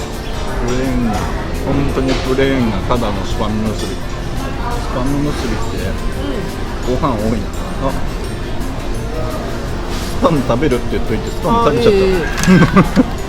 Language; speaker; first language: Japanese; native; Japanese